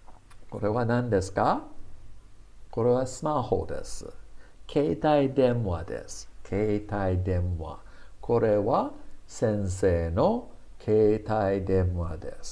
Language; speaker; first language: Japanese; non-native, fluent; English